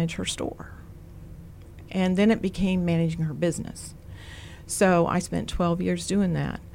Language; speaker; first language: English; native; English